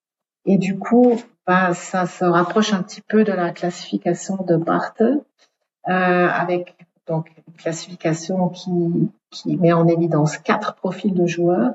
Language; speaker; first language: French; native; French